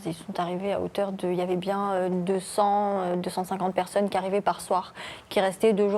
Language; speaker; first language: French; native; French